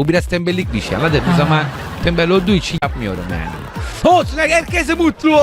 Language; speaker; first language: Turkish; non-native, learner; Italian